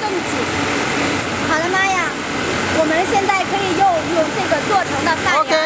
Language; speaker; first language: Chinese; native; Chinese